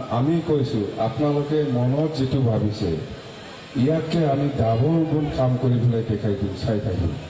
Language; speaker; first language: Assamese; non-native, local second language; Bodo